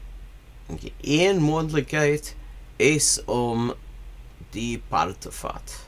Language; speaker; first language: Dutch; non-native, learner; English